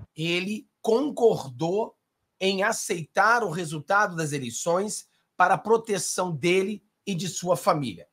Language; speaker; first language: Portuguese; non-native, fluent; Spanish